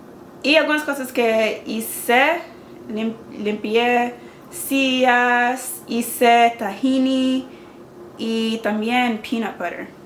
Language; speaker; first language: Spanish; non-native, learner; English